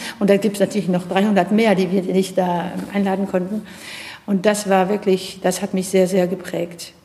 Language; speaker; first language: German; non-native, fluent; French